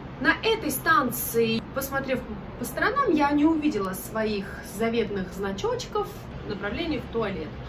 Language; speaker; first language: Russian; native; Russian